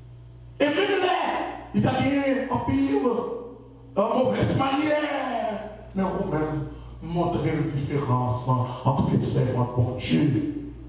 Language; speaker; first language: French; non-native, local second language; Haitian Creole